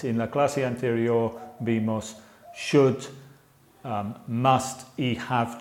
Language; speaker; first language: Spanish; non-native, fluent; English